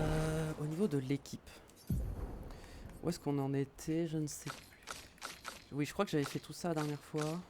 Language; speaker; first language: French; native; French